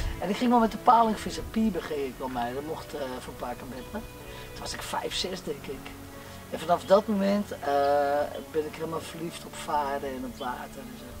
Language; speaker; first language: Dutch; non-native, local second language; Western Frisian